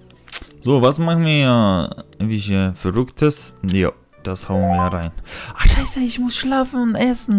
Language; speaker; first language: German; non-native, fluent; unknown